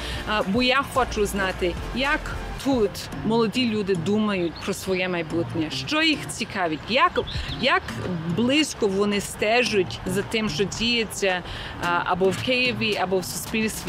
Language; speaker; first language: Ukrainian; early bilingual, heritage; Ukrainian